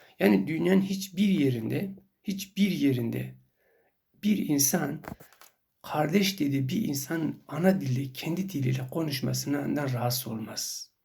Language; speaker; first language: Turkish; non-native, local second language; Kurdish